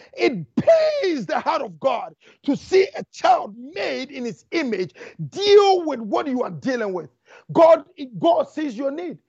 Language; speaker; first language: English; non-native, local second language; Akan